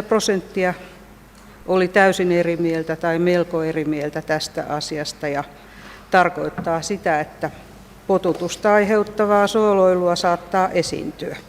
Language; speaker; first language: Finnish; native; Finnish